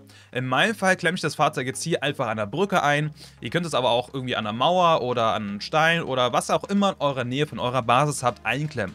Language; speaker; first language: German; native; German